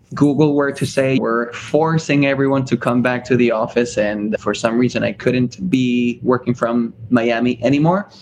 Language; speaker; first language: English; early bilingual, other home language; Spanish